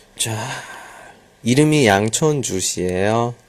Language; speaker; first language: Korean; native; Korean